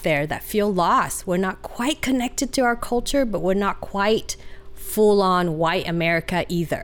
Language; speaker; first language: English; early bilingual, other home language; Vietnamese